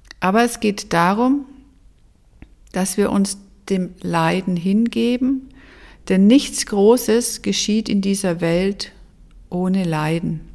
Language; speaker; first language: German; native; German